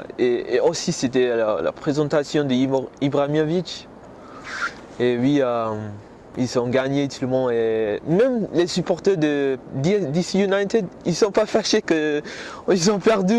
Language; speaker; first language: French; non-native, learner; English